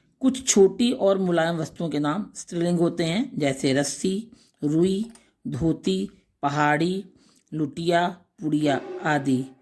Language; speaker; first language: Hindi; native; Hindi